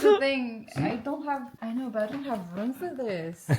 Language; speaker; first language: English; non-native, fluent; French